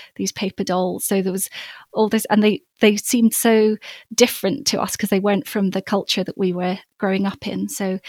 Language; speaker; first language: English; native; English